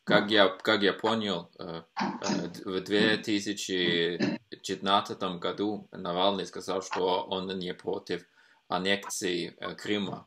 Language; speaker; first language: Russian; non-native, fluent; Norwegian